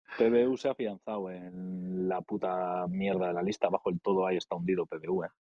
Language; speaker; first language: Spanish; native; Spanish